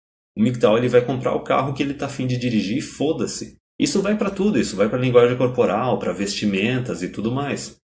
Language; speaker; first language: Portuguese; native; Portuguese